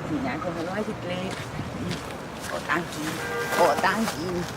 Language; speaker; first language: Finnish; native; Finnish